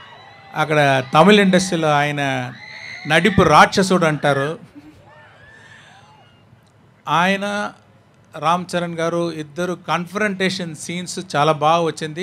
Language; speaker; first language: Telugu; non-native, learner; Tamil